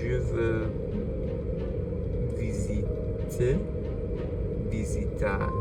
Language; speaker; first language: French; non-native, learner; English